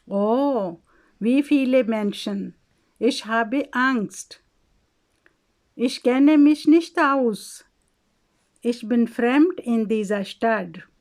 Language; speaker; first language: German; non-native, fluent; Urdu